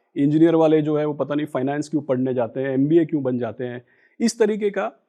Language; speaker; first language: Hindi; non-native, local second language; Gujarati